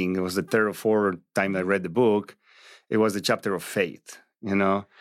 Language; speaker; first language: English; non-native, fluent; Spanish